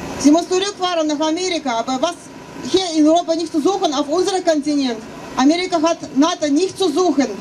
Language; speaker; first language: German; non-native, fluent; Russian